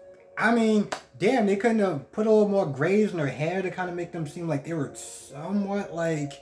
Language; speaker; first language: English; native; English